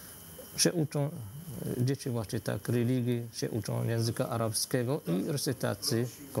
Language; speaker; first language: Polish; non-native, fluent; Arabic